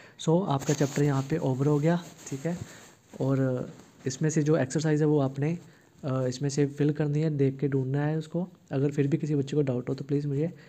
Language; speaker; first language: Hindi; native; Hindi